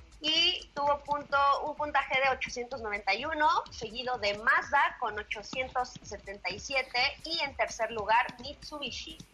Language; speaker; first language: Spanish; native; Spanish